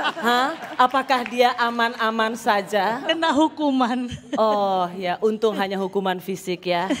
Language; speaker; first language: Indonesian; native; Indonesian